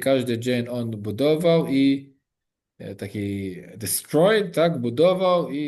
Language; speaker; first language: Polish; non-native, learner; Hebrew